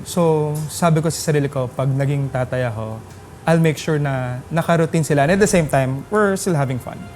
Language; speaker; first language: Filipino; native; Filipino